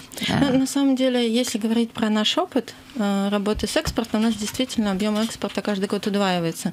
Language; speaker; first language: Russian; native; Russian